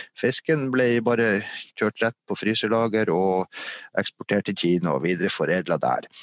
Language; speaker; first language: Norwegian; native; Norwegian